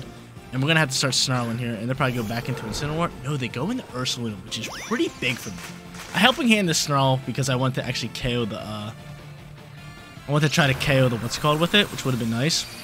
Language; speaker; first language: English; native; English